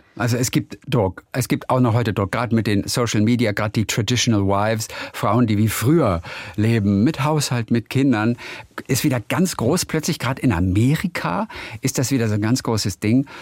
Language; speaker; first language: German; native; German